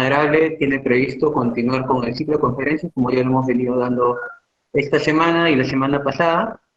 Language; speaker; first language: Spanish; native; Spanish